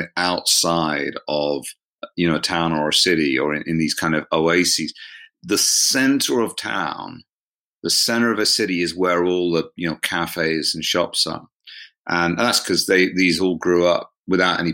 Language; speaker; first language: English; native; English